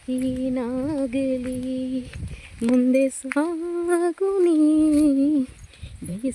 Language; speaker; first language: Kannada; non-native, local second language; Tulu